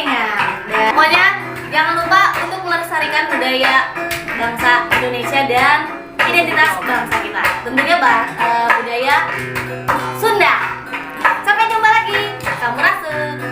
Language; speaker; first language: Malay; non-native, local second language; Sundanese